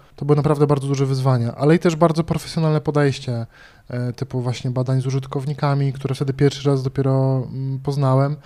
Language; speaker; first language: Polish; native; Polish